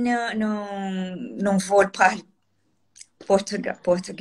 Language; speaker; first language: French; non-native, learner; Portuguese